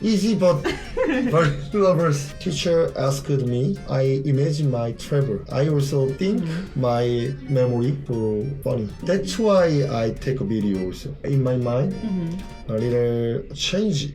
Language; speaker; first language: English; non-native, learner; Korean